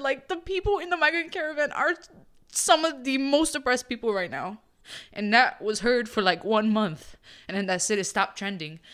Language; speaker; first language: English; early bilingual, other home language; Spanish